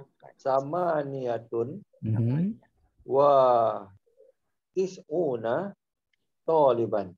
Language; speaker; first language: Arabic; non-native, learner; Malay